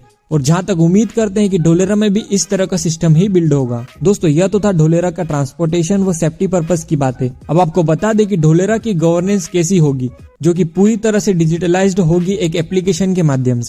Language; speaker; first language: Hindi; native; Hindi